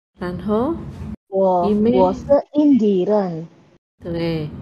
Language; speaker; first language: Chinese; non-native, learner; Indonesian